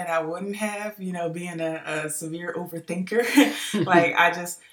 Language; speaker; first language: English; native; English